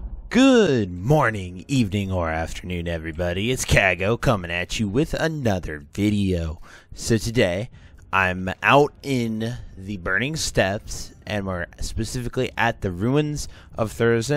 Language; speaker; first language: English; native; English